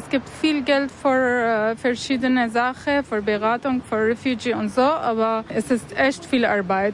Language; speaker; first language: German; non-native, learner; Arabic